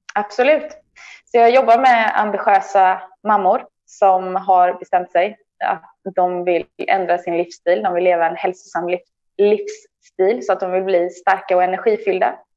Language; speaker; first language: Swedish; native; Swedish